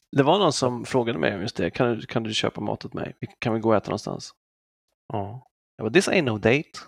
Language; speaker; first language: Swedish; native; Swedish